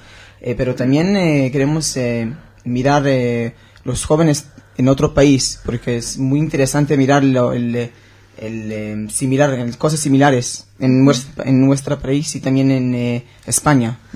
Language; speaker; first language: Spanish; non-native, learner; Hebrew